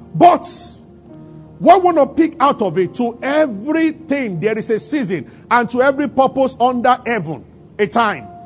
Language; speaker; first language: English; non-native, local second language; Yoruba